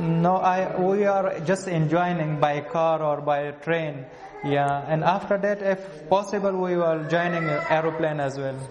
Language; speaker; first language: English; non-native, learner; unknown